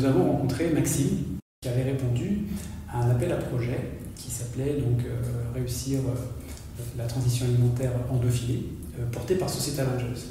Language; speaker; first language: French; native; French